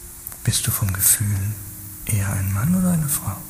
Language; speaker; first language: German; native; German